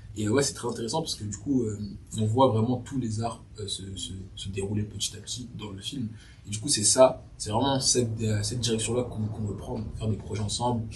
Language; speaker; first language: French; early bilingual, other home language; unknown